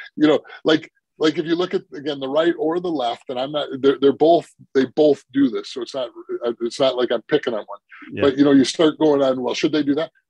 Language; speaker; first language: English; native; English